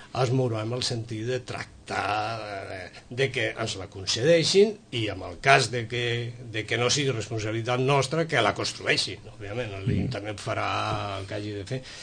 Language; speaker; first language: Catalan; non-native, local second language; Spanish